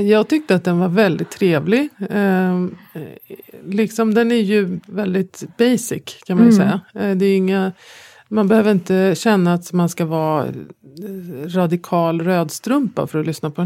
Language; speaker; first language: Swedish; native; Swedish